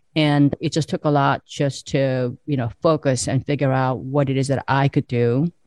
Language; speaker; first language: English; early bilingual, other home language; Korean